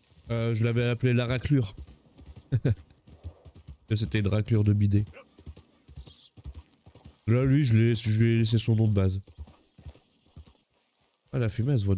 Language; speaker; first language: French; native; French